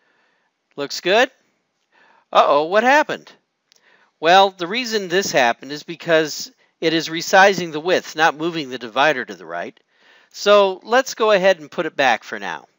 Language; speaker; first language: English; native; English